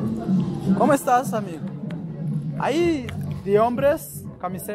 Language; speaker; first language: Spanish; non-native, learner; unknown